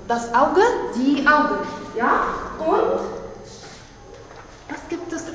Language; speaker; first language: German; non-native, fluent; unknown